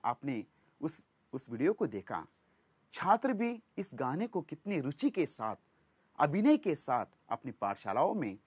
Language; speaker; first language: Hindi; non-native, local second language; Kannada